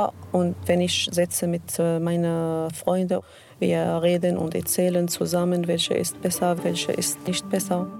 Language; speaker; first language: German; non-native, learner; Arabic